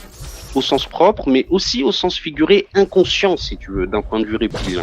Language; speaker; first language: French; native; French